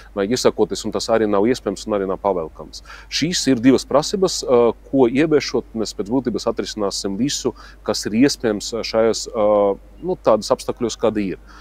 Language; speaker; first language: Latvian; non-native, local second language; Russian